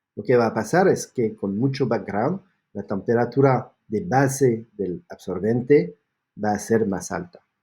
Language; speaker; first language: Spanish; non-native, fluent; French